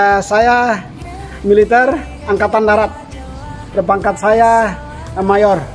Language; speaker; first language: Indonesian; non-native, learner; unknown